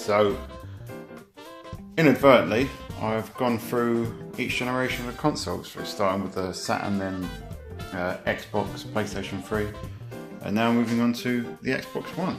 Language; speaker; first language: English; native; English